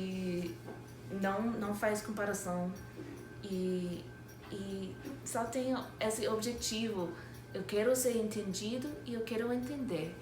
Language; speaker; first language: Portuguese; non-native, fluent; English